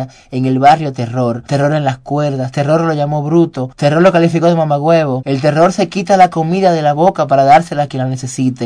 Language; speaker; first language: Spanish; native; Spanish